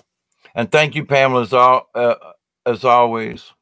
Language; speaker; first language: English; native; English